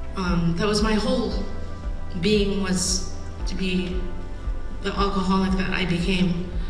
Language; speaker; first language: English; native; English